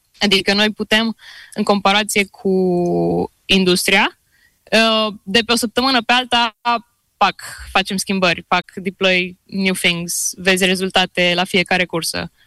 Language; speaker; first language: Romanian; native; Romanian